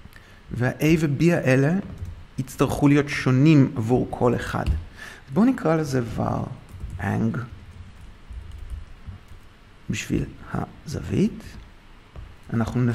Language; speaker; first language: Hebrew; native; Hebrew